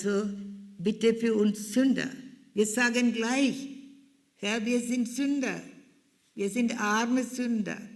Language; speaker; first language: German; non-native, fluent; Malayalam